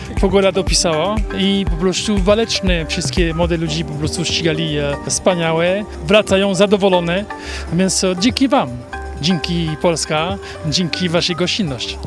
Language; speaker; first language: Polish; non-native, learner; French